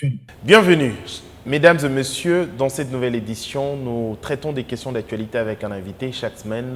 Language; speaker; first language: French; non-native, local second language; Lingala